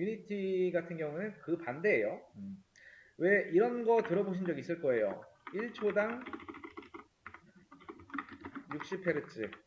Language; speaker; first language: Korean; native; Korean